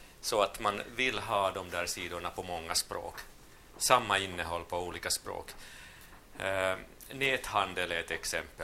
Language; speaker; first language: Swedish; non-native, local second language; Finnish